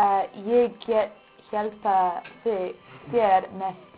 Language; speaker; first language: Icelandic; non-native, learner; English